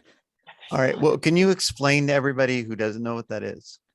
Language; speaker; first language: English; native; English